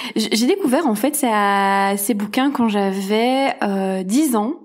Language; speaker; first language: French; native; French